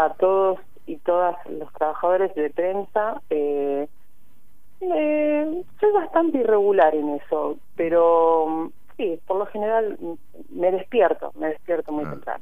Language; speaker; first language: Spanish; native; Spanish